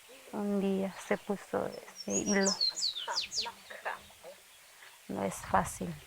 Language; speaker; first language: Spanish; non-native, local second language; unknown